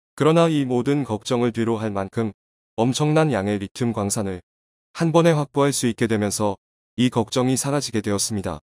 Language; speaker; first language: Korean; native; Korean